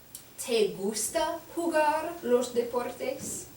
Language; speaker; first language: Spanish; non-native, fluent; English